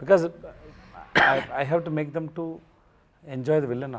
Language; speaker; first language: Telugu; non-native, learner; Tamil